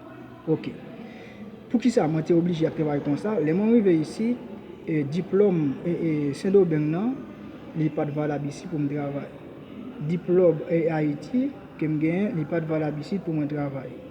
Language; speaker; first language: French; non-native, learner; Haitian Creole